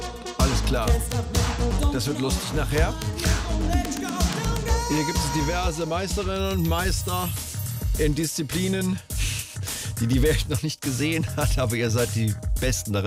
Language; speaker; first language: German; native; German